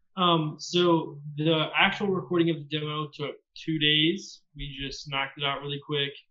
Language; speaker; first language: English; native; English